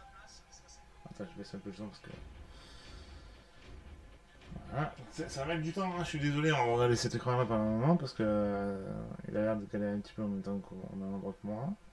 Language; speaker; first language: French; native; French